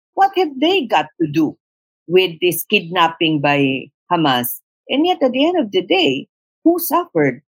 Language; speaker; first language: English; non-native, local second language; Tausug